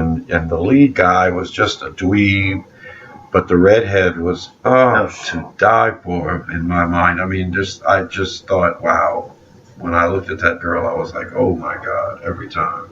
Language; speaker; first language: English; native; English